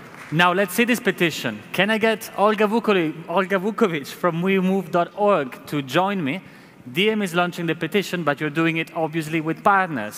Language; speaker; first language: English; non-native, fluent; Italian